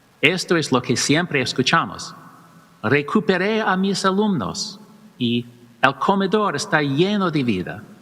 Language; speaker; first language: Spanish; non-native, learner; English